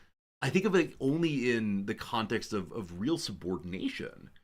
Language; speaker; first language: English; native; English